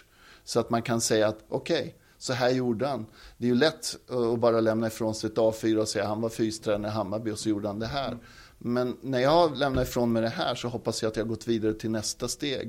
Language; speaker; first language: Swedish; native; Swedish